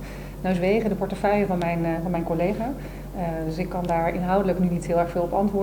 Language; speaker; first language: Dutch; native; Dutch